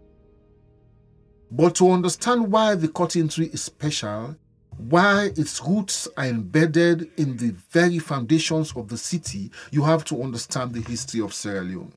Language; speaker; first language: English; non-native, local second language; Krio